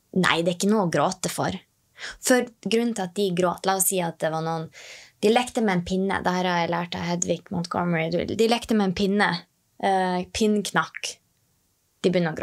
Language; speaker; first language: Norwegian; native; Norwegian